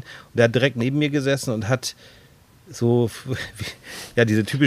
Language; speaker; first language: German; native; German